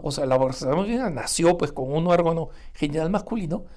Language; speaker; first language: Spanish; native; Spanish